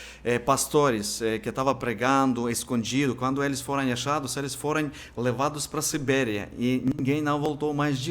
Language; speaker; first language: Portuguese; non-native, fluent; Ukrainian